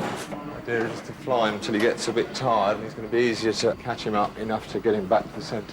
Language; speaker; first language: English; native; English